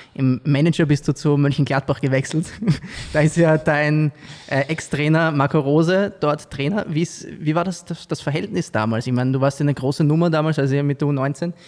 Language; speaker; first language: German; native; German